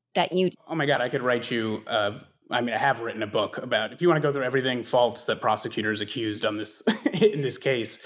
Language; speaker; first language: English; native; English